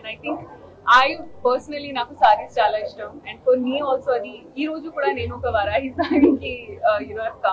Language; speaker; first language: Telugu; non-native, fluent; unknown